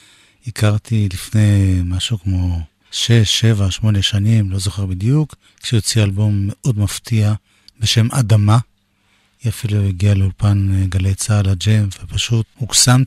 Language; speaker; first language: Hebrew; native; Hebrew